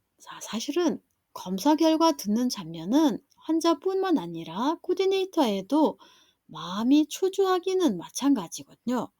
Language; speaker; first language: Korean; non-native, fluent; Mongolian